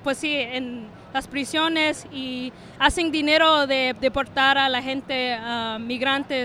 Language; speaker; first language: Spanish; early bilingual, heritage; Spanish